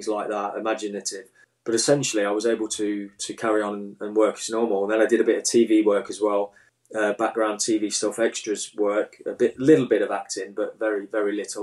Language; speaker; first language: English; native; English